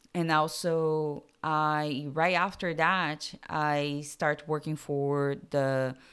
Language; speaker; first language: English; non-native, fluent; Portuguese